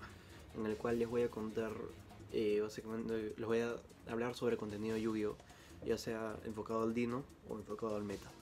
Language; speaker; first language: Spanish; native; Spanish